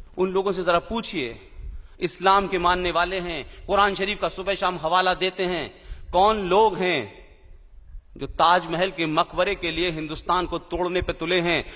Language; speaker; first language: Hindi; native; Hindi